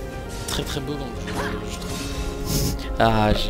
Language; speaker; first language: French; native; French